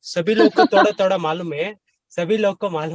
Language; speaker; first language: Hindi; non-native, learner; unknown